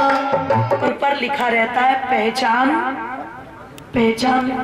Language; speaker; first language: Hindi; native; Hindi